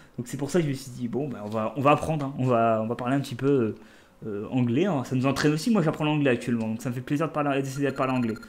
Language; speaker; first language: French; native; French